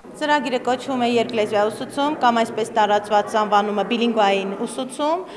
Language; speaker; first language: Armenian; native; Armenian